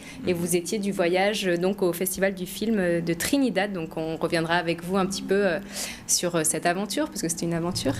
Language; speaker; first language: French; native; French